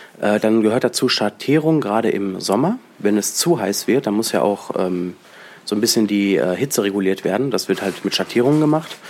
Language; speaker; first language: German; native; German